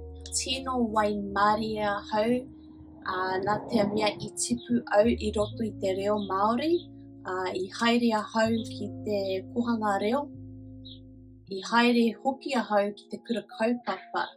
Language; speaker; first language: Māori; non-native, local second language; English